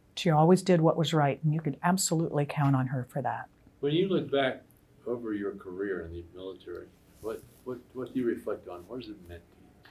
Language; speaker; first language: English; native; English